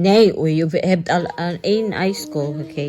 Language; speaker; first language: Dutch; non-native, learner; Cebuano